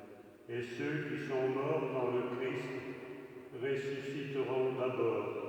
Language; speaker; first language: French; native; French